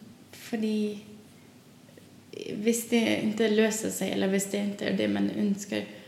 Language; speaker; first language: Swedish; non-native, learner; Faroese